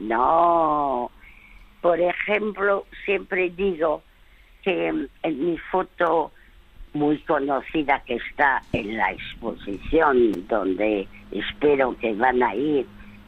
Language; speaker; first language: Spanish; early bilingual, other home language; French